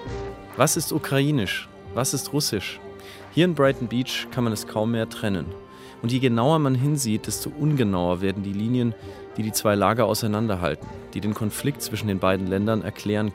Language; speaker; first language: German; native; German